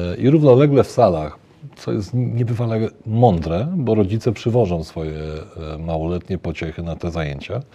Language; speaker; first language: Polish; native; Polish